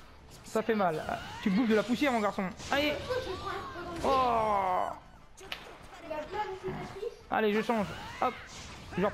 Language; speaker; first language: French; native; French